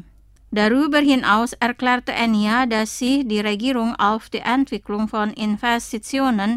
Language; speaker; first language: German; non-native, fluent; Indonesian